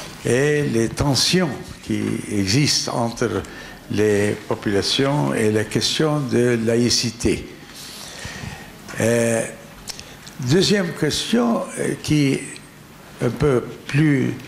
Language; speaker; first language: French; non-native, learner; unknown